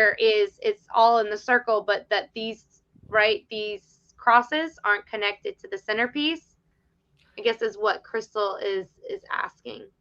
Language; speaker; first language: English; native; English